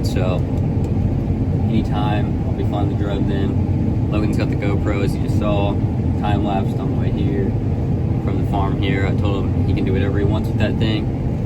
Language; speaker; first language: English; native; English